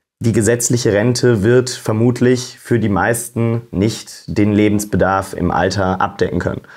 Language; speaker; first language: German; native; German